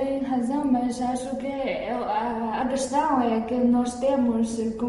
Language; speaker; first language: Portuguese; non-native, fluent; Chinese